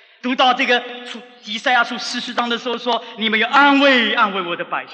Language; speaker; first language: Chinese; native; Chinese